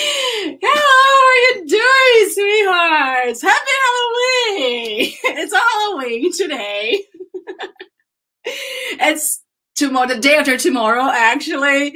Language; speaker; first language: English; non-native, fluent; Portuguese